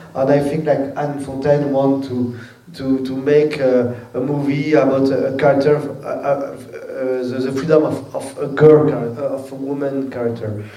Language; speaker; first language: English; non-native, learner; French